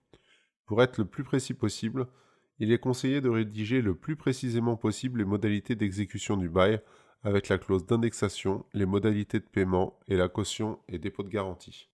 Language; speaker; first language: French; native; French